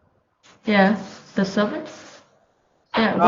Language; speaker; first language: English; non-native, learner; Vietnamese